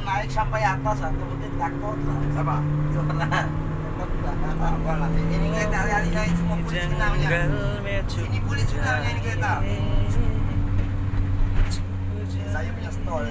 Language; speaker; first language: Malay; non-native, fluent; Bangla